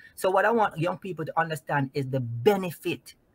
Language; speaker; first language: English; non-native, local second language; Jamaican Creole English